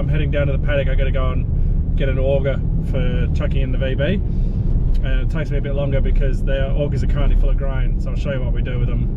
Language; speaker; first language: English; native; English